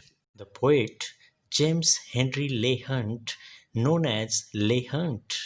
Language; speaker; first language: English; non-native, local second language; Marathi